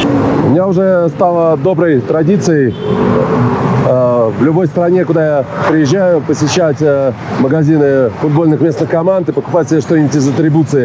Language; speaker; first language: Russian; native; Russian